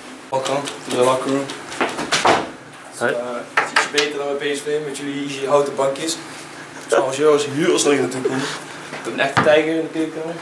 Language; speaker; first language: Dutch; native; Dutch